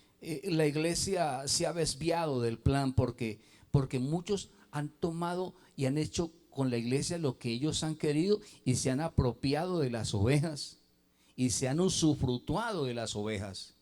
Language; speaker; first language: Spanish; native; Spanish